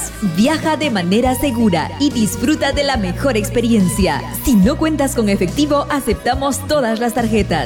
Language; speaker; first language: Spanish; native; Spanish